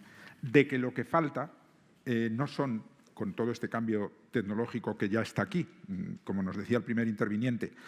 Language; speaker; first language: Spanish; native; Spanish